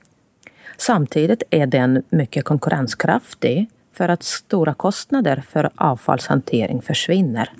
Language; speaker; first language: Swedish; non-native, fluent; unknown